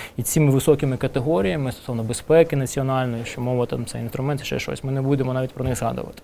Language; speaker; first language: Ukrainian; non-native, local second language; Russian